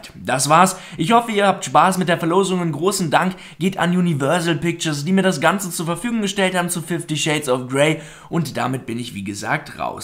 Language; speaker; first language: German; native; German